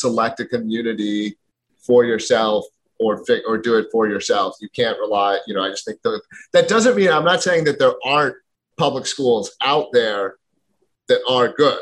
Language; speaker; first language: English; native; English